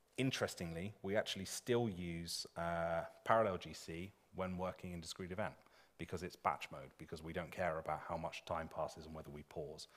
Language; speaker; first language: English; native; English